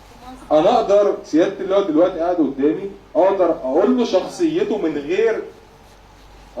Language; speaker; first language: Arabic; native; Arabic